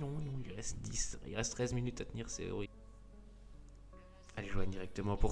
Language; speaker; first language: French; native; French